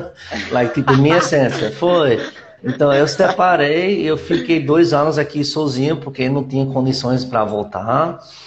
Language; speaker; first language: Portuguese; non-native, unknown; English